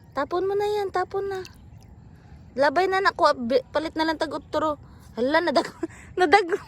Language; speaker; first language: Filipino; non-native, local second language; Cebuano